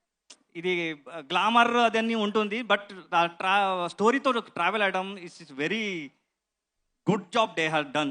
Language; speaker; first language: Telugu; non-native, learner; Kannada